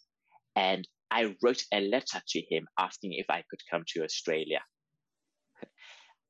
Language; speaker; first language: English; native; English